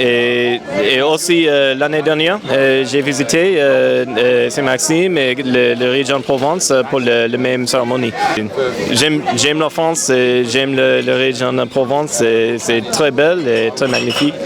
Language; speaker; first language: French; non-native, learner; English